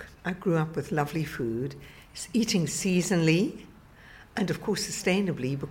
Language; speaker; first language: English; native; English